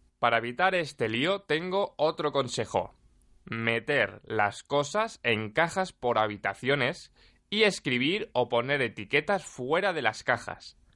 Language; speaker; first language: Spanish; native; Spanish